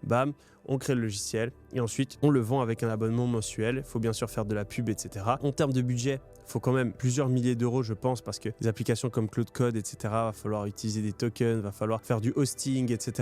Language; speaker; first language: French; native; French